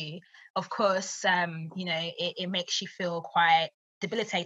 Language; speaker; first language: English; native; English